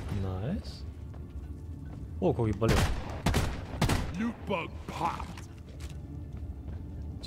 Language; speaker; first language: Korean; non-native, learner; German